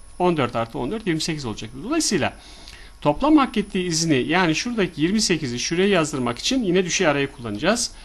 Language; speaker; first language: Turkish; native; Turkish